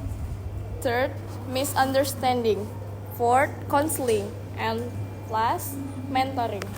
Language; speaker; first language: English; non-native, learner; Indonesian